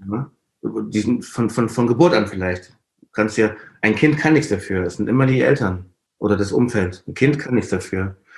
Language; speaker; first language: German; non-native, fluent; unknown